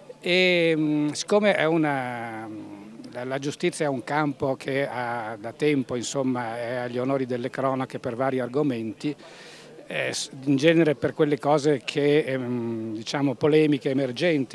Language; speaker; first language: Italian; native; Italian